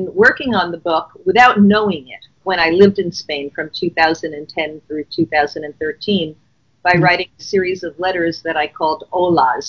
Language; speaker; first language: English; native; English